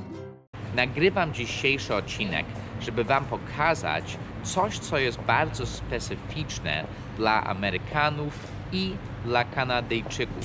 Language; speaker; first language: Polish; non-native, fluent; English